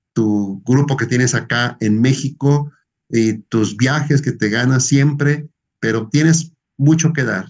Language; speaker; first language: Spanish; native; Spanish